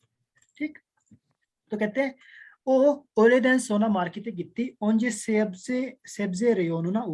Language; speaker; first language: Turkish; non-native, fluent; Urdu